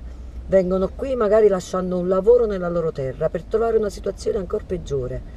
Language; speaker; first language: Italian; native; Italian